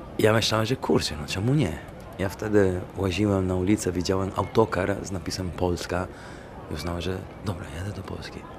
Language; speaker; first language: Polish; non-native, fluent; Italian